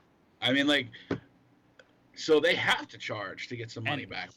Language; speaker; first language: English; native; English